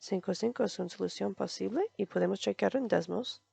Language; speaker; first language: Spanish; non-native, learner; English